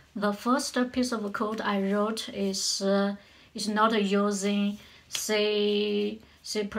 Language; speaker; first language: English; non-native, learner; Chinese